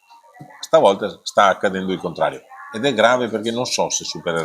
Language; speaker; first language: Italian; native; Italian